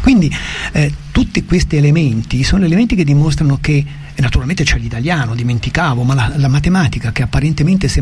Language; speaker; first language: Italian; native; Italian